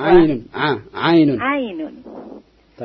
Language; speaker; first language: Arabic; non-native, fluent; Indonesian